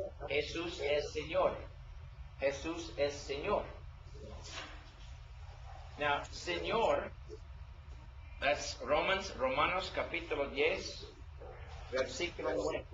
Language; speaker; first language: Spanish; non-native, learner; English